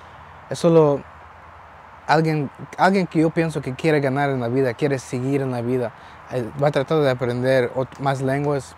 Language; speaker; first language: Spanish; early bilingual, heritage; Spanish